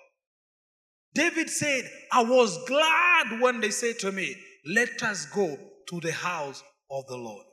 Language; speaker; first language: English; non-native, fluent; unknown